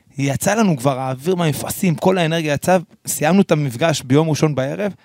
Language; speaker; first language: Hebrew; early bilingual, other home language; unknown